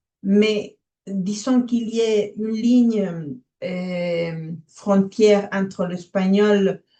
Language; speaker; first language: French; non-native, fluent; Spanish